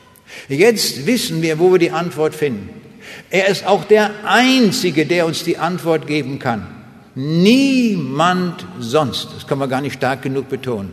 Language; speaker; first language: German; native; German